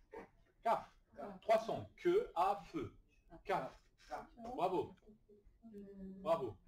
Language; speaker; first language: French; native; French